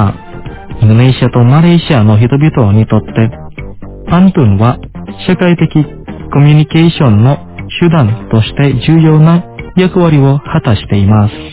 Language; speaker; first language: Japanese; non-native, fluent; Indonesian